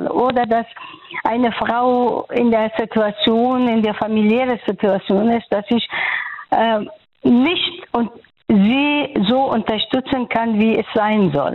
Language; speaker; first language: German; non-native, fluent; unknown